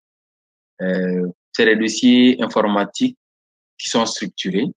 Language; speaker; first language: French; non-native, local second language; Bambara